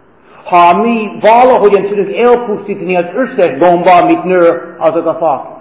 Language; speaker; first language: Hungarian; non-native, fluent; English